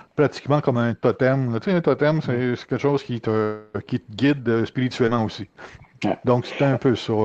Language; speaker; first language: French; native; French